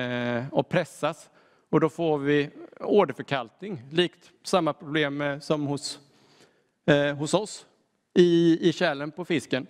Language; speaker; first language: Swedish; native; Swedish